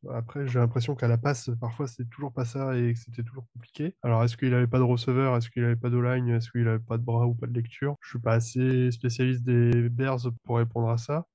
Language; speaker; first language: French; native; French